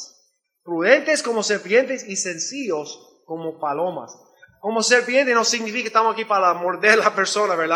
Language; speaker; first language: Spanish; non-native, learner; English